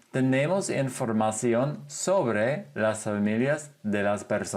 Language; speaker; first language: Spanish; non-native, fluent; English